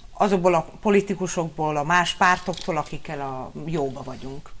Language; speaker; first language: Hungarian; early bilingual, heritage; Hungarian